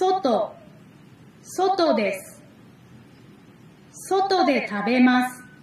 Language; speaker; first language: Japanese; non-native, learner; Indonesian